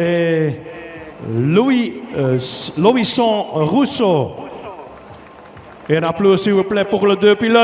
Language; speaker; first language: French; non-native, local second language; Dutch